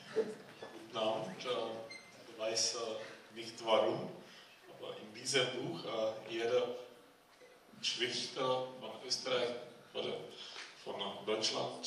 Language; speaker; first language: German; non-native, fluent; Czech